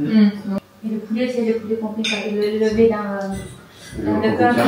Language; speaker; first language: French; non-native, learner; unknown